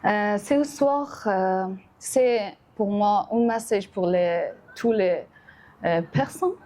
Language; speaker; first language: French; non-native, learner; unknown